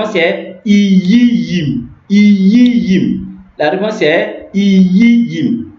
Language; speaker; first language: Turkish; non-native, learner; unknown